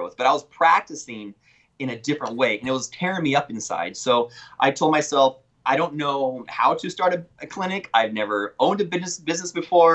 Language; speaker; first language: English; native; English